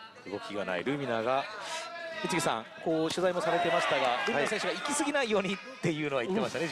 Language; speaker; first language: Japanese; native; Japanese